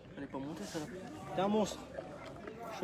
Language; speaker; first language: French; native; French